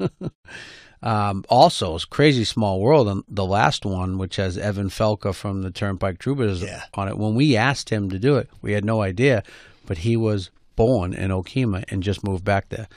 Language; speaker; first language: English; native; English